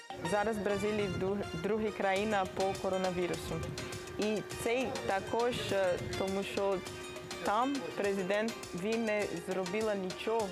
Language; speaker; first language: Ukrainian; non-native, learner; Portuguese